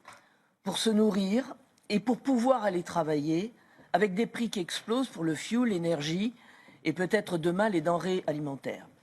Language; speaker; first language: French; native; French